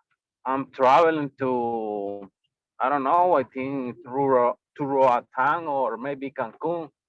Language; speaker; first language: English; non-native, learner; Spanish